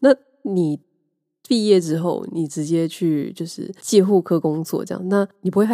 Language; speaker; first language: Chinese; native; Chinese